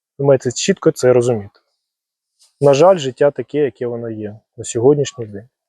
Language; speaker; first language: Ukrainian; non-native, local second language; Russian